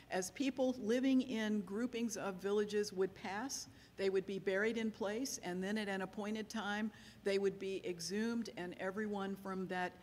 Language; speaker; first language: English; native; English